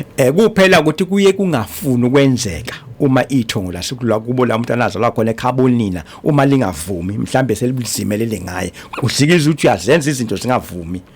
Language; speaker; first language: Zulu; native; Zulu